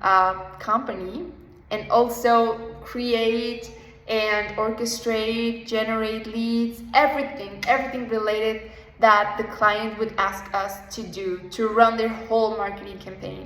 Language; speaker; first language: English; non-native, fluent; Spanish